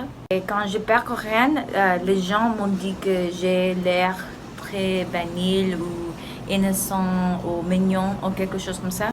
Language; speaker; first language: French; non-native, learner; English